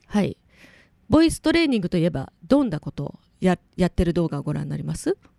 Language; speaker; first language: Japanese; native; Japanese